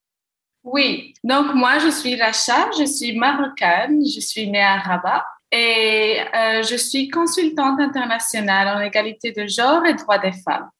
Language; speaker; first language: French; non-native, local second language; Arabic